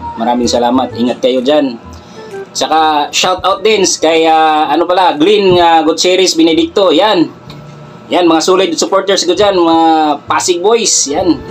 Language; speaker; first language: Filipino; non-native, local second language; Cebuano